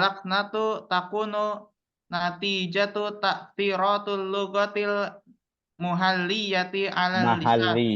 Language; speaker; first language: Arabic; non-native, learner; Indonesian